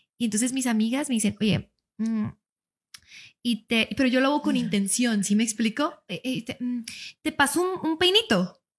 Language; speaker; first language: Spanish; native; Spanish